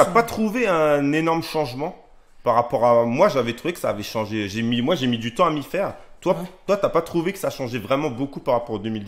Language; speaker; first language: French; native; French